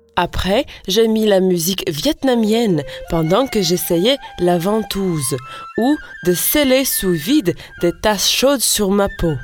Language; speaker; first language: French; non-native, fluent; Latvian